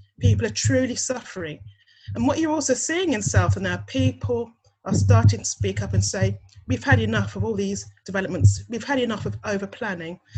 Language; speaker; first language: English; native; English